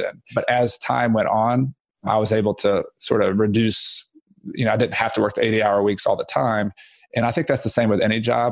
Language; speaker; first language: English; native; English